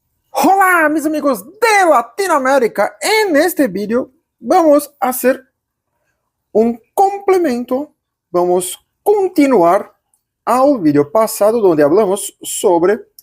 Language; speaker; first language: Spanish; non-native, local second language; Portuguese